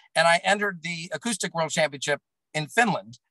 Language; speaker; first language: English; native; English